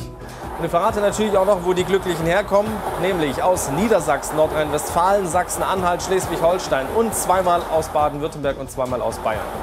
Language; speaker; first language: German; native; German